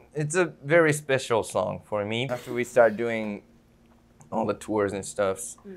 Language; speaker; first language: English; non-native, fluent; Japanese